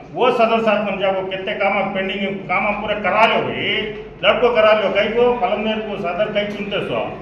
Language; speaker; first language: Hindi; non-native, local second language; Urdu